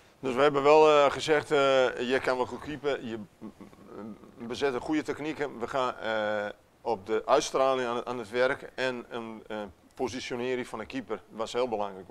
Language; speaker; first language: Dutch; non-native, fluent; Italian